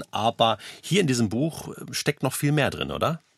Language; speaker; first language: German; native; German